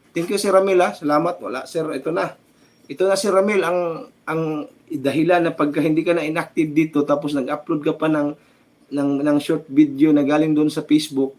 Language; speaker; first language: Filipino; native; Filipino